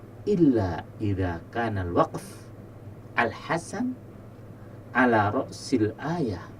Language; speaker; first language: Arabic; non-native, fluent; Indonesian